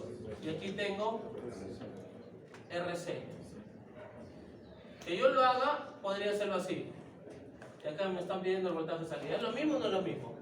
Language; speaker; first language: Spanish; native; Spanish